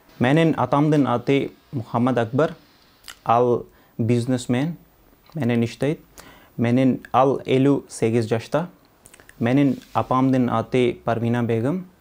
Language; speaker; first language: Kyrgyz; non-native, learner; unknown